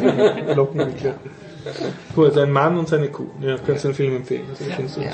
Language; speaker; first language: German; native; German